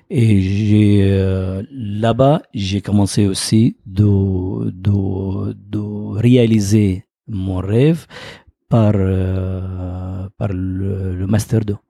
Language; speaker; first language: French; non-native, fluent; Arabic